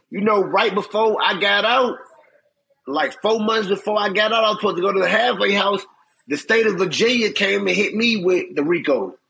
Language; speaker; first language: English; native; English